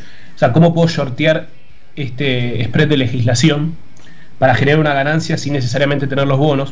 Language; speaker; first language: Spanish; native; Spanish